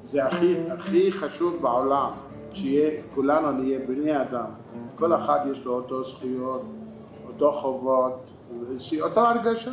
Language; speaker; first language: Hebrew; non-native, local second language; Arabic